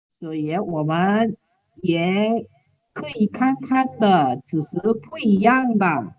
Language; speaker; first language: Chinese; non-native, learner; Indonesian